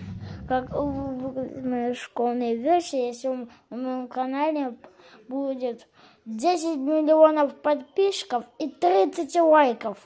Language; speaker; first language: Russian; early bilingual, heritage; Russian